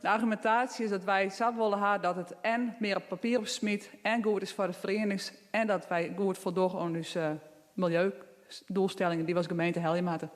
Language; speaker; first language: Dutch; non-native, local second language; Western Frisian